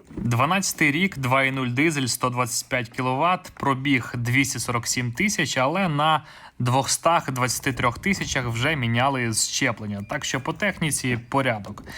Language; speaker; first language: Ukrainian; native; Ukrainian